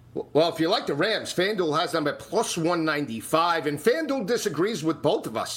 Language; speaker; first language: English; native; English